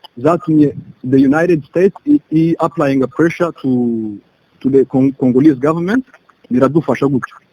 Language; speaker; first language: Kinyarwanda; native; Kinyarwanda